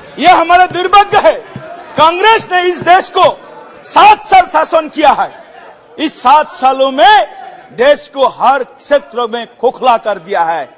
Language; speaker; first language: Hindi; non-native, local second language; Assamese